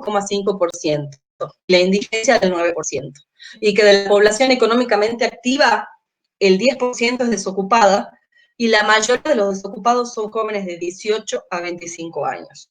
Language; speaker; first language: Spanish; native; Spanish